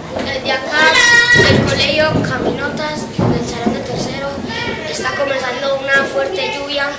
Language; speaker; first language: Spanish; native; Spanish